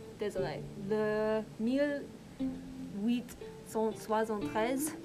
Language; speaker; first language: French; non-native, learner; English